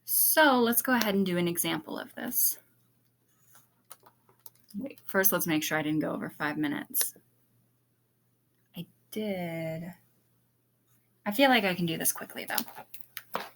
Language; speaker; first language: English; native; English